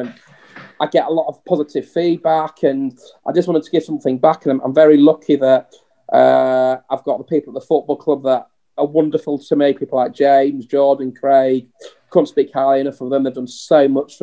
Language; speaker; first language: English; native; English